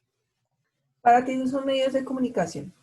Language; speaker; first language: Spanish; native; Spanish